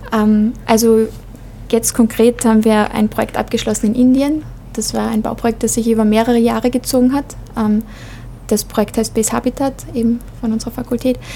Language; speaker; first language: German; native; German